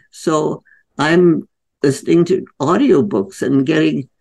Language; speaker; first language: English; native; English